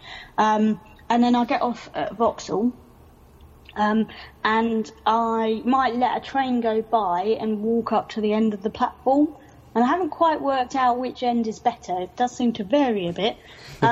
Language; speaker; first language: English; native; English